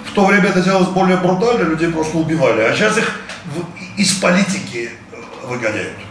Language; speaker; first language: Russian; native; Russian